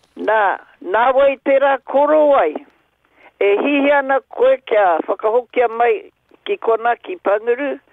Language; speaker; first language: Māori; native; Māori